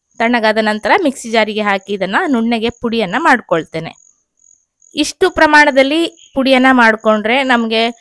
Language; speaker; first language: Kannada; native; Kannada